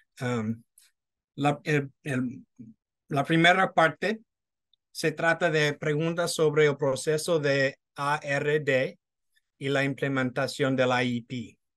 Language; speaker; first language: Spanish; non-native, fluent; English